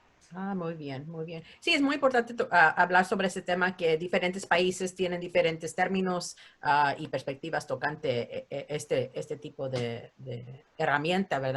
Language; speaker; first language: Spanish; early bilingual, heritage; Spanish